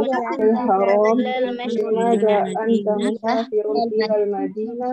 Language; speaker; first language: Arabic; non-native, learner; Indonesian